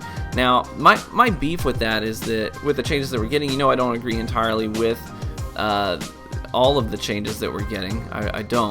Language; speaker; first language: English; native; English